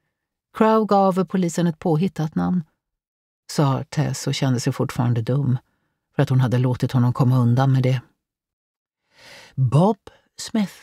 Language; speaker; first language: Swedish; native; Swedish